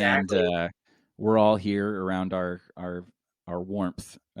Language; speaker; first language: English; native; English